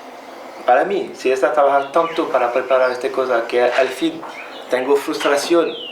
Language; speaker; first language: Spanish; non-native, learner; French